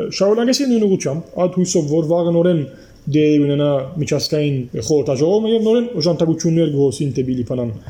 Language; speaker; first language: Armenian; early bilingual, heritage; Armenian